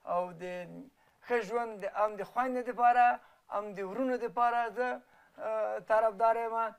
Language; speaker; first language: Pashto; native; Pashto